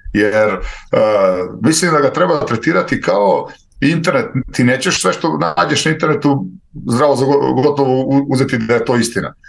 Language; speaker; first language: Serbian; native; Serbian